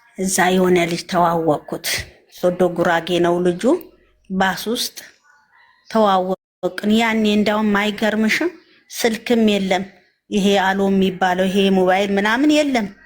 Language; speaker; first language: Amharic; native; Amharic